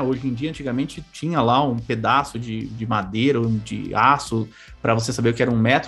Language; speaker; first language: Portuguese; native; Portuguese